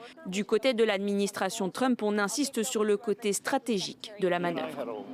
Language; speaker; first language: French; native; French